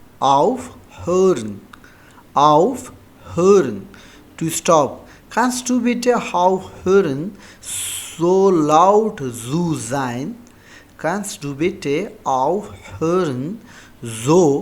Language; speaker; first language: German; non-native, fluent; Urdu